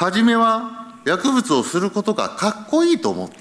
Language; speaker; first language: Japanese; early bilingual, heritage; Japanese